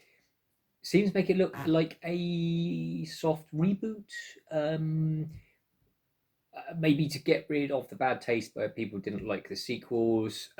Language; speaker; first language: English; native; English